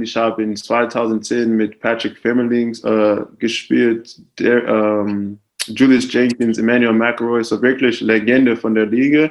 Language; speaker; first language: German; non-native, fluent; English